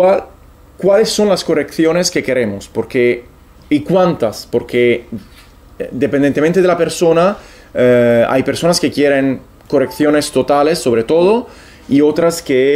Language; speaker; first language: Spanish; non-native, fluent; Italian